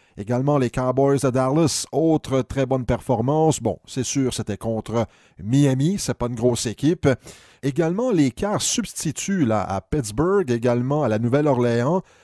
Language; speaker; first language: French; native; French